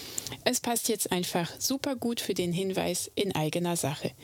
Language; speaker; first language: German; native; German